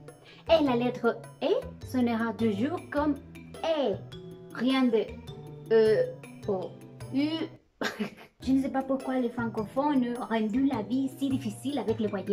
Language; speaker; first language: French; non-native, learner; Spanish